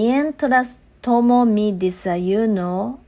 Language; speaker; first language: Spanish; non-native, learner; Japanese